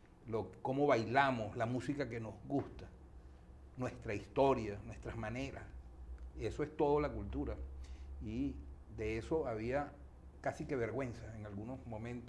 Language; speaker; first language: Spanish; native; Spanish